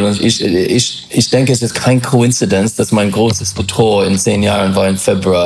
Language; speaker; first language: German; non-native, fluent; English